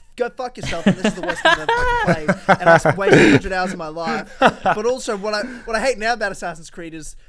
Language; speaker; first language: English; native; English